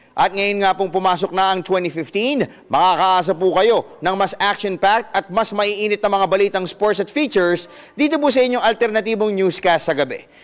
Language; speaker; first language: Filipino; native; Filipino